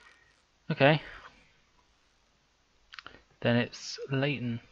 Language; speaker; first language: English; native; English